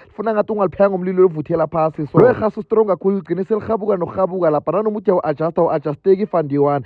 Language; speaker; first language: Zulu; native; Zulu